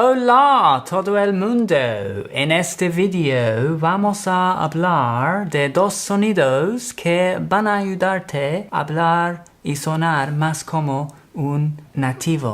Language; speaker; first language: Spanish; non-native, fluent; English